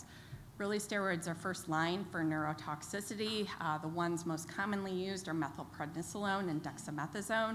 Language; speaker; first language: English; native; English